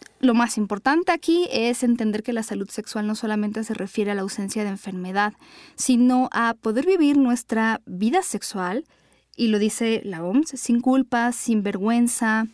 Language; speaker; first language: Spanish; native; Spanish